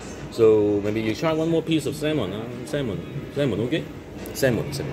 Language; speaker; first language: English; non-native, local second language; Cantonese